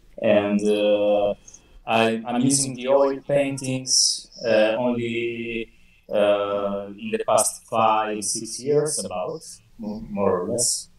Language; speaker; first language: English; non-native, fluent; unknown